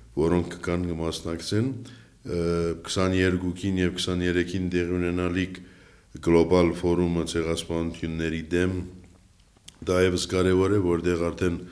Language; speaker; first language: Armenian; early bilingual, heritage; Armenian